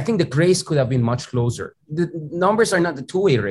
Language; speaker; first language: English; non-native, local second language; Filipino